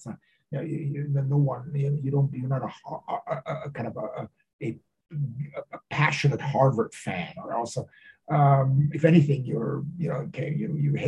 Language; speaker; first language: English; native; English